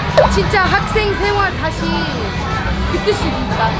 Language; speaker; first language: Korean; non-native, fluent; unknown